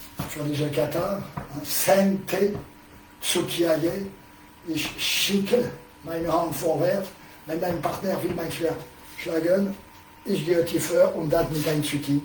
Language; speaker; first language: German; non-native, learner; French